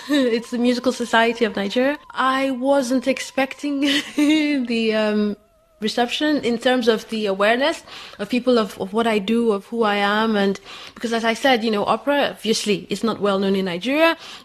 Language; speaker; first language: English; non-native, local second language; Yoruba